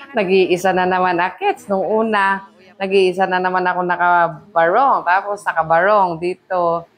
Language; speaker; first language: Filipino; non-native, local second language; Pampanga